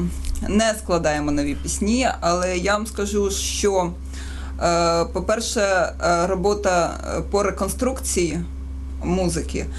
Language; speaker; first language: Ukrainian; native; Ukrainian